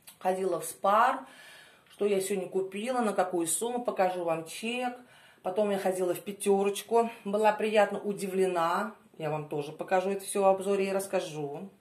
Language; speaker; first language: Russian; native; Russian